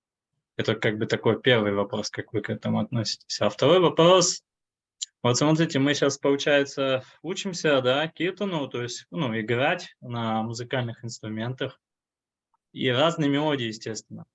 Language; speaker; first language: Russian; native; Russian